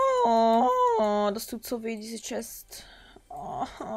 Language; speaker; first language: German; native; German